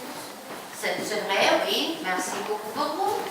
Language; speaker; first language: French; non-native, fluent; Ukrainian